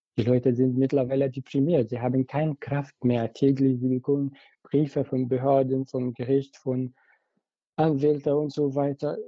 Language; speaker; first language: German; non-native, fluent; Arabic